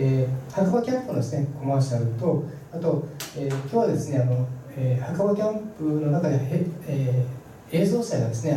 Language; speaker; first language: Japanese; native; Japanese